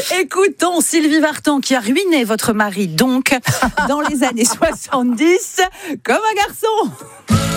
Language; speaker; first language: French; native; French